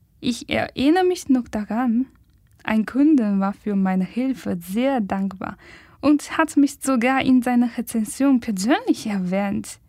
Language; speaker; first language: German; non-native, fluent; Chinese